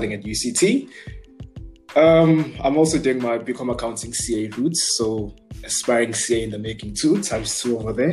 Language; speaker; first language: English; non-native, local second language; Zulu